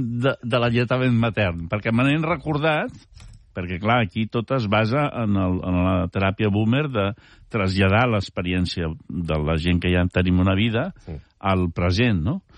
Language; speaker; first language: Catalan; early bilingual, heritage; Catalan